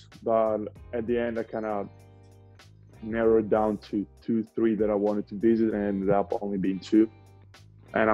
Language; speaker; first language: English; non-native, fluent; Italian